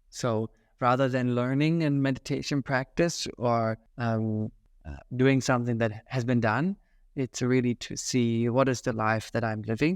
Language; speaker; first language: English; non-native, fluent; German